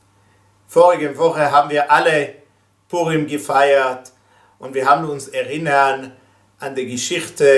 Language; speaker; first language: German; non-native, fluent; Hebrew